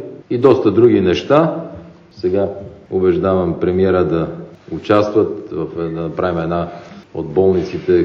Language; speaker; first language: Bulgarian; native; Bulgarian